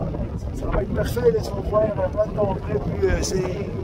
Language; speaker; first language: French; native; French